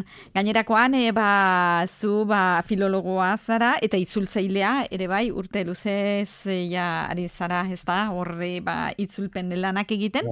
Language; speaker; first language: Basque; native; Basque